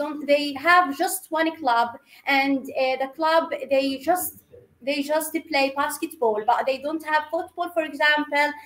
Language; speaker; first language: English; non-native, fluent; Arabic